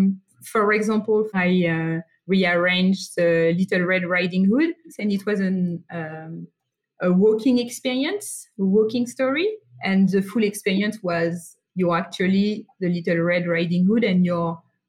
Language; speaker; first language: English; non-native, fluent; French